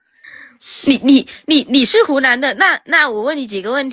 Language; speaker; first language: Chinese; non-native, fluent; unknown